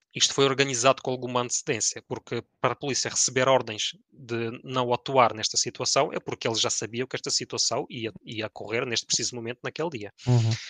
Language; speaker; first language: Portuguese; early bilingual, other home language; Ukrainian